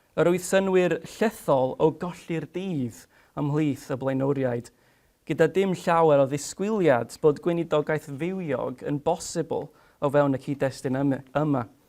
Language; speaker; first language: Welsh; non-native, fluent; English